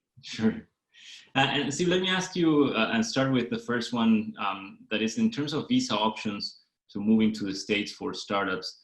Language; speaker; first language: English; non-native, fluent; Spanish